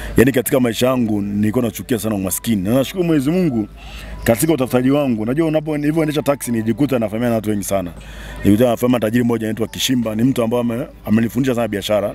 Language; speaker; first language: Swahili; non-native, local second language; Sukuma